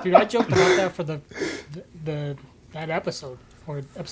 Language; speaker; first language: English; native; English